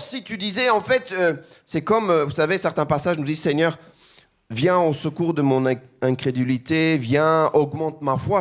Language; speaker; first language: French; native; French